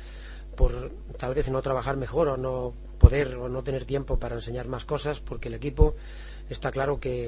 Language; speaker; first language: Spanish; native; Spanish